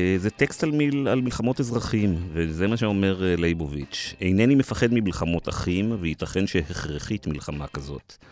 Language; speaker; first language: Hebrew; native; Hebrew